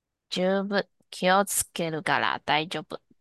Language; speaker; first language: Japanese; non-native, learner; Chinese